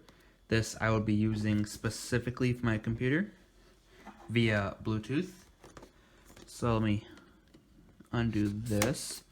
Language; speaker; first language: English; native; English